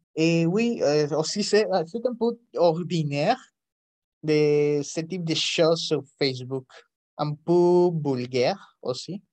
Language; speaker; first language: French; non-native, learner; Spanish